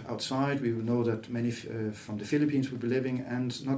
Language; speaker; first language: English; non-native, fluent; Danish